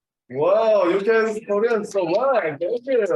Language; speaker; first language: English; non-native, fluent; Korean